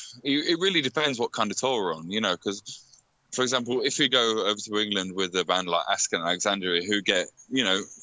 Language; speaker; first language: English; native; English